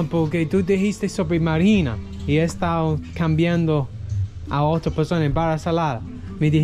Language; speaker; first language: Spanish; non-native, learner; English